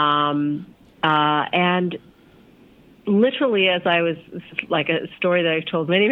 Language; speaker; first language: English; native; English